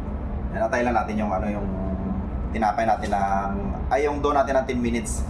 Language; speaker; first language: Filipino; native; Filipino